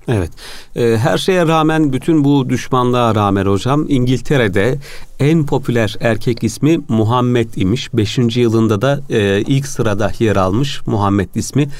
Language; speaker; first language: Turkish; native; Turkish